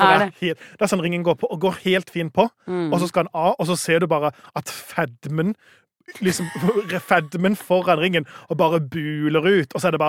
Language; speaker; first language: Norwegian; native; Norwegian